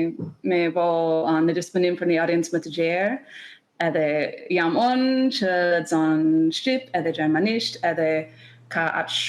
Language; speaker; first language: Albanian; non-native, learner; English